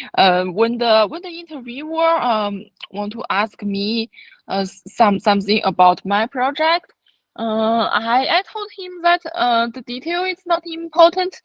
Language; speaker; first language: English; non-native, fluent; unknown